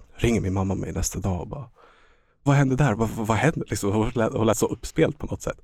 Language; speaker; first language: Swedish; early bilingual, other home language; Estonian